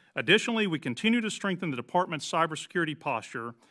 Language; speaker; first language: English; native; English